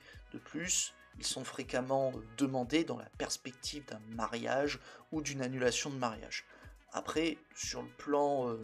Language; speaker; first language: French; native; French